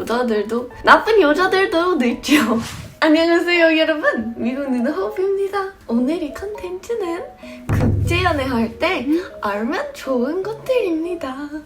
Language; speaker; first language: Korean; non-native, fluent; English